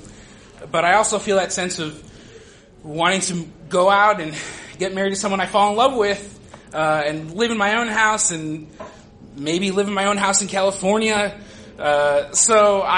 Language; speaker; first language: English; native; English